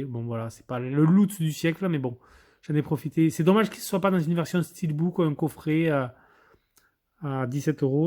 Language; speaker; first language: French; native; French